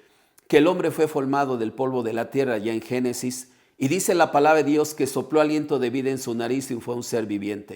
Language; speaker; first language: Spanish; native; Spanish